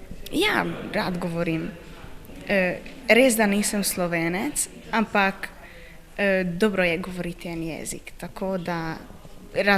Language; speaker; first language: Slovenian; non-native, learner; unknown